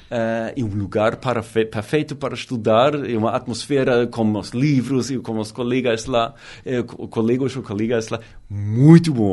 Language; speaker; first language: Portuguese; non-native, learner; German